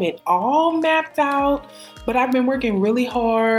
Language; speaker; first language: English; native; English